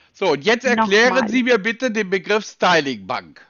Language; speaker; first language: German; native; German